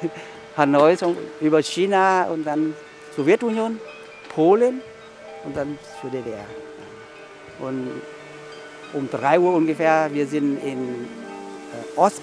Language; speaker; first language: German; non-native, learner; Vietnamese